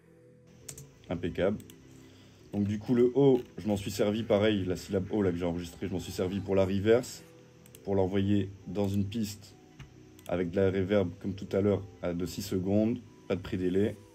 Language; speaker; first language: French; native; French